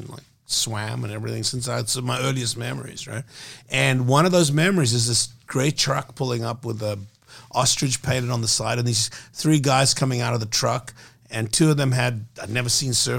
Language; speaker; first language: English; native; English